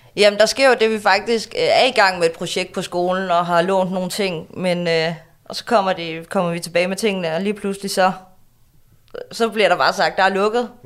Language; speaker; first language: Danish; native; Danish